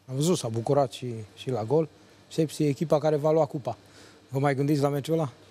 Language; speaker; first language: Romanian; native; Romanian